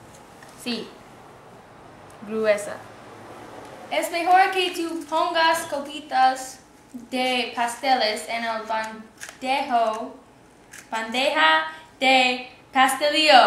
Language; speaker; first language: Spanish; non-native, learner; English